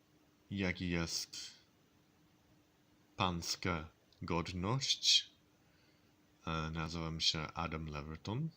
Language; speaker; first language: Polish; non-native, learner; English